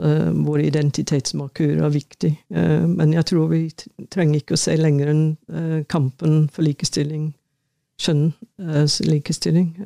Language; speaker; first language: Norwegian; non-native, fluent; English